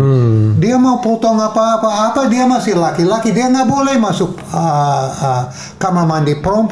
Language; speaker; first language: Indonesian; non-native, fluent; English